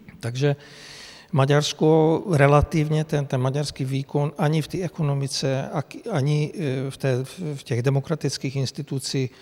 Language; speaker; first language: Czech; non-native, fluent; Hungarian